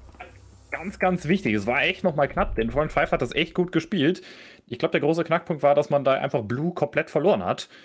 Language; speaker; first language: German; native; German